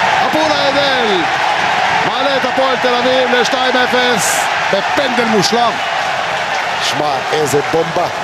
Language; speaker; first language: Hebrew; native; Hebrew